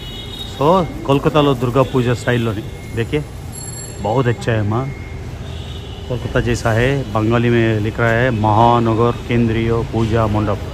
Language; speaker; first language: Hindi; non-native, local second language; Telugu